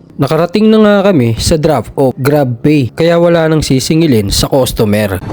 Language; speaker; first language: Filipino; native; Filipino